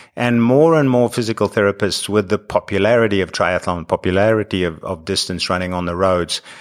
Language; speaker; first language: English; native; English